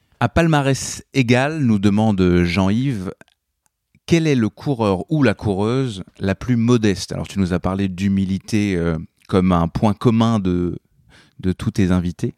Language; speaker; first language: French; native; French